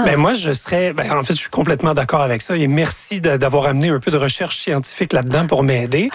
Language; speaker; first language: French; native; French